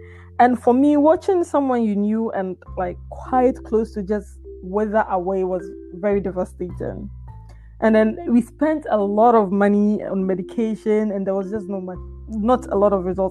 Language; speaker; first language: English; non-native, local second language; Akan